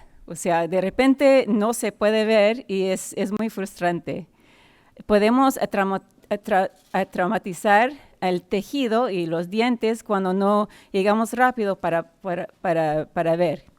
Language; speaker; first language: Spanish; non-native, fluent; English